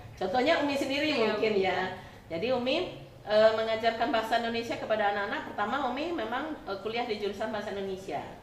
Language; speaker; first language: Indonesian; non-native, local second language; Minangkabau